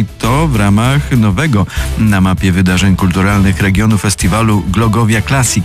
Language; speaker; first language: Polish; native; Polish